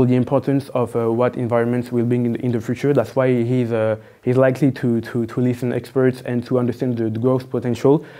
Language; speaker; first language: English; non-native, fluent; French